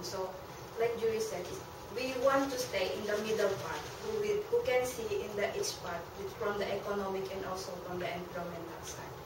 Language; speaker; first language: English; non-native, learner; Indonesian